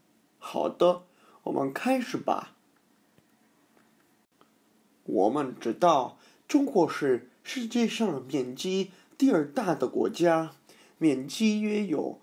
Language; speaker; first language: Chinese; non-native, fluent; English